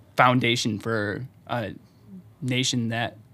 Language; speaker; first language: English; native; English